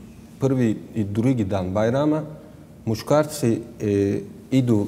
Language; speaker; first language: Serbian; non-native, learner; Turkish